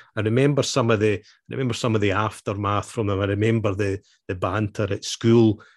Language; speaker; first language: English; native; English